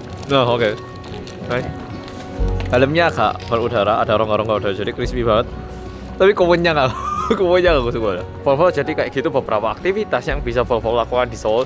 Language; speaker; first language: Indonesian; early bilingual, other home language; Korean